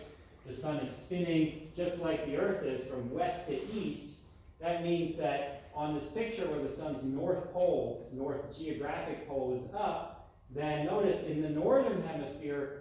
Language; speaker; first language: English; native; English